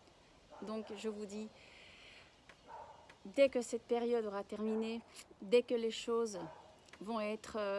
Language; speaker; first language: French; non-native, fluent; Spanish